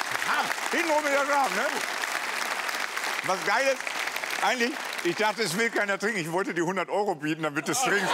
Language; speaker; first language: German; native; German